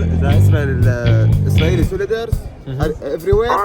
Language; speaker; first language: English; non-native, learner; Arabic